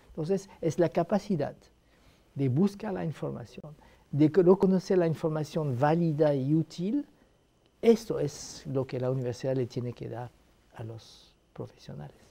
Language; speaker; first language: Spanish; non-native, fluent; Arabic